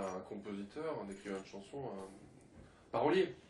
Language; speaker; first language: French; native; French